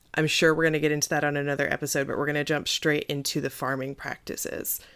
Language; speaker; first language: English; native; English